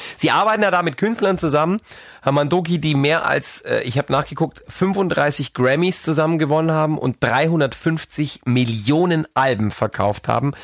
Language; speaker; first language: German; native; German